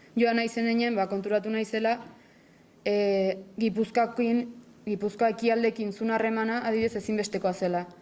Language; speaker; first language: Basque; native; Basque